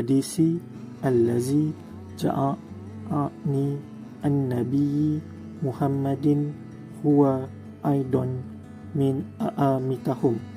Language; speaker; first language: Arabic; non-native, learner; Malay